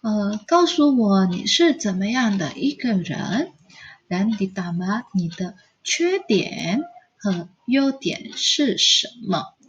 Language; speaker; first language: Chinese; non-native, fluent; Indonesian